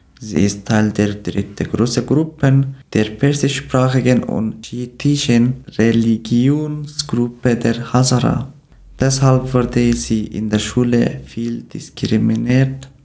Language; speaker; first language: German; non-native, learner; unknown